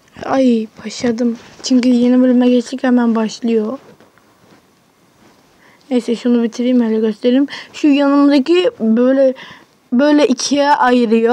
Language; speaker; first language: Turkish; native; Turkish